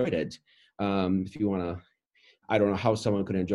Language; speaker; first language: English; native; English